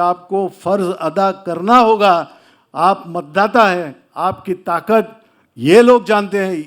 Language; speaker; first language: Hindi; non-native, local second language; Marathi